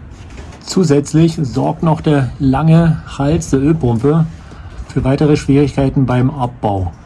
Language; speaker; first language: German; native; German